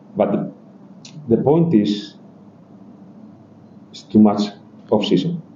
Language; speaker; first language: English; non-native, learner; Spanish